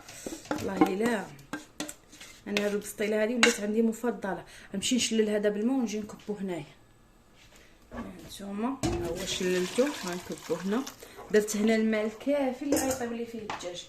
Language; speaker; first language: Arabic; native; Arabic